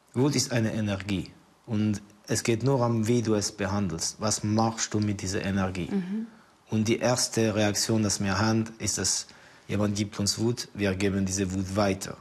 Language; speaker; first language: German; non-native, fluent; Estonian